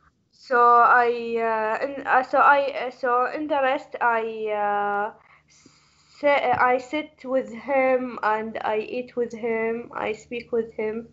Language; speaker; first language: English; non-native, learner; Arabic